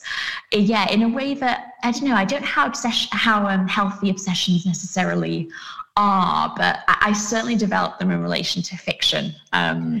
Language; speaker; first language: English; native; English